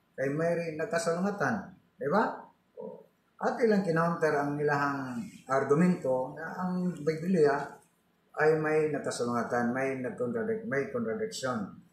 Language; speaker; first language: Filipino; non-native, local second language; Cebuano